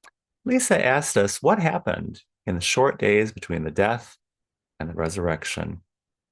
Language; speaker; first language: English; native; English